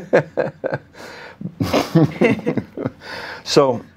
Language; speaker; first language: English; native; English